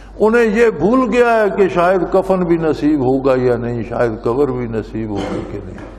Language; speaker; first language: Urdu; non-native, local second language; Punjabi